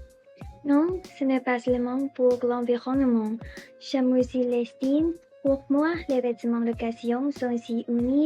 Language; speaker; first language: French; non-native, learner; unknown